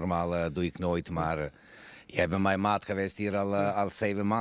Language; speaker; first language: Dutch; non-native, fluent; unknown